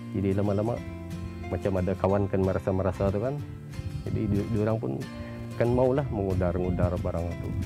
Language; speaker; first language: Malay; native; Malay